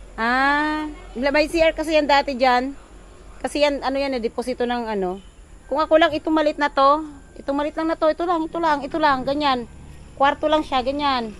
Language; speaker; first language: Filipino; non-native, local second language; Iloko